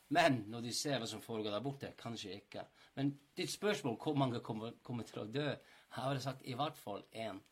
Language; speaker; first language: Norwegian; non-native, fluent; English